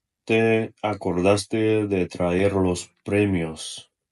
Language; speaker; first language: Spanish; non-native, learner; Russian